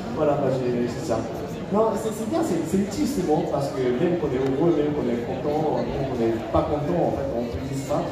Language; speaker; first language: French; non-native, fluent; Japanese